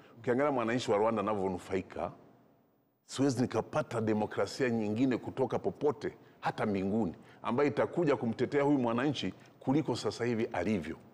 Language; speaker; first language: Swahili; non-native, local second language; Kinyarwanda